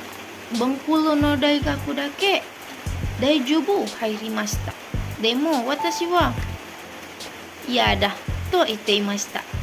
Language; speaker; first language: Japanese; non-native, learner; Indonesian